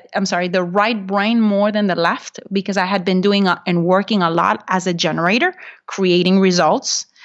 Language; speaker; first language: English; non-native, fluent; Spanish